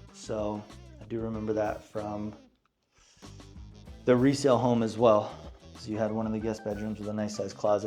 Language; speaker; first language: English; native; English